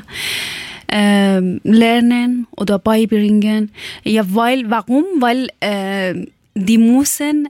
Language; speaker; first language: German; non-native, local second language; Persian